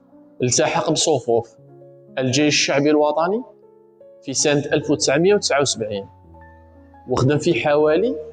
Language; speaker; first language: Arabic; native; Arabic